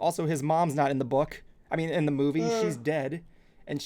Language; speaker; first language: English; native; English